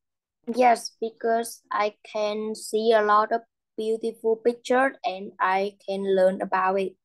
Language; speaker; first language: English; non-native, learner; Vietnamese